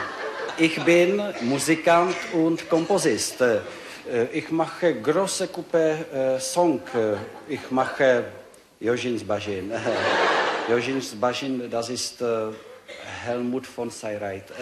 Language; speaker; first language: German; non-native, learner; Czech